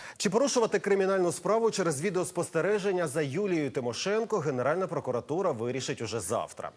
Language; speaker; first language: Ukrainian; native; Ukrainian